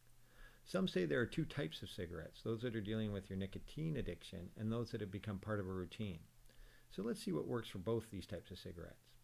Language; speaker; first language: English; native; English